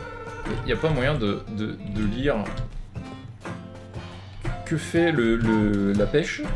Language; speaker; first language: French; native; French